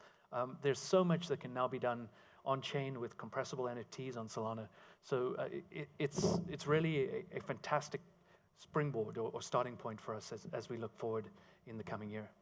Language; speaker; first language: English; native; English